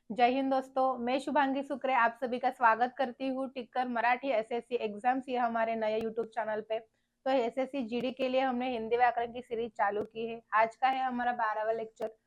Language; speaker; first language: Hindi; non-native, local second language; Marathi